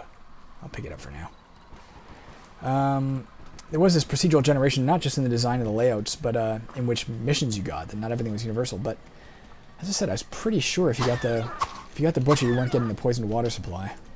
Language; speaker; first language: English; native; English